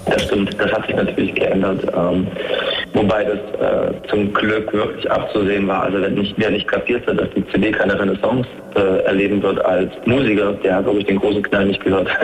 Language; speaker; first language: German; native; German